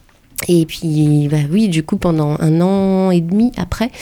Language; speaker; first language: French; native; French